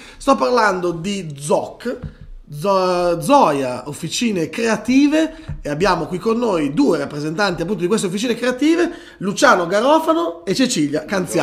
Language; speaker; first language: Italian; native; Italian